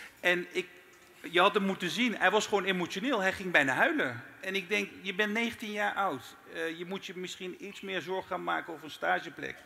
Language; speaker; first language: Dutch; early bilingual, other home language; Turkish